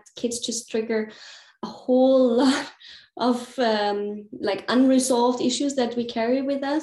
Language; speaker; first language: English; non-native, fluent; German